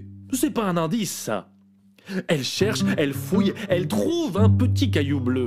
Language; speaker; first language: French; native; French